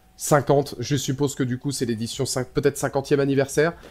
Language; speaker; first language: French; native; French